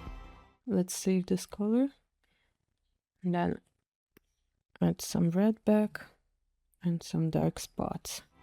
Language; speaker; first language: English; non-native, fluent; Russian